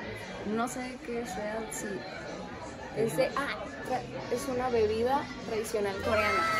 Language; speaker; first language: Spanish; native; Spanish